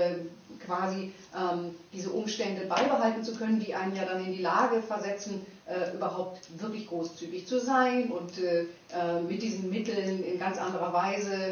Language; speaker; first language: German; native; German